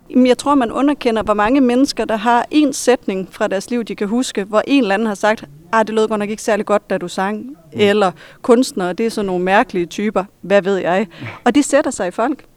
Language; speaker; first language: Danish; native; Danish